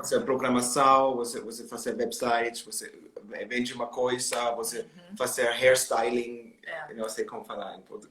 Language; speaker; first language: Portuguese; non-native, learner; German